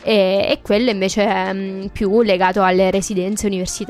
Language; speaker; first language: Italian; native; Italian